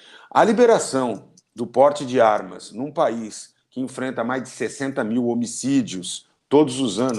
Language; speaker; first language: Portuguese; native; Portuguese